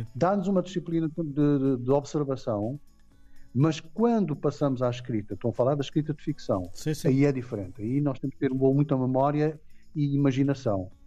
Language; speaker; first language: Portuguese; non-native, local second language; Kabuverdianu